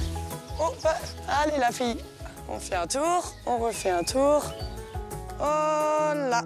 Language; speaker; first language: French; native; French